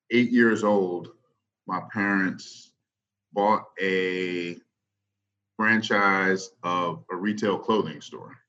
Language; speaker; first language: English; native; English